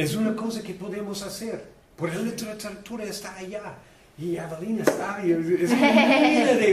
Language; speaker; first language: Spanish; non-native, learner; English